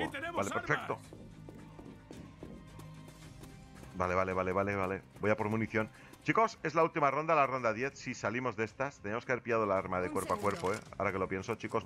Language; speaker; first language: Spanish; native; Spanish